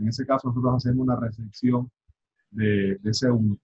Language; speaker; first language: Spanish; native; Spanish